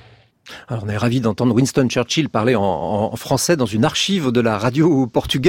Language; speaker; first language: French; native; French